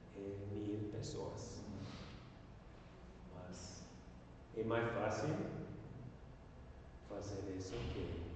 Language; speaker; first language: Portuguese; non-native, learner; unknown